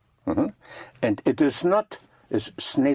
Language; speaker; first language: French; non-native, fluent; English